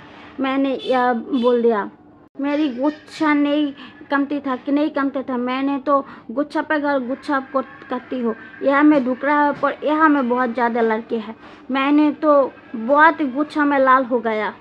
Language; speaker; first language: Hindi; non-native, learner; Bangla